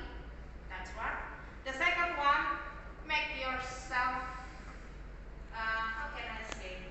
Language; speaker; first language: English; non-native, learner; Indonesian